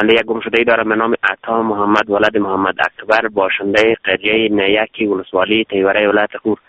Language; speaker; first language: Persian; native; Persian